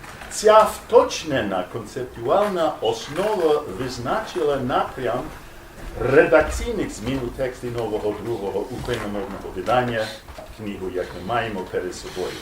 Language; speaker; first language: Ukrainian; non-native, learner; English